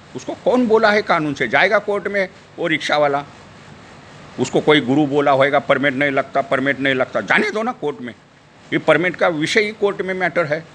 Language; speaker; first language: Hindi; non-native, local second language; Marathi